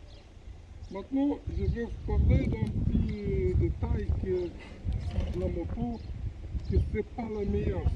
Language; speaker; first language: French; non-native, fluent; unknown